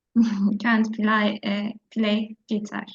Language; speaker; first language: English; non-native, learner; Turkish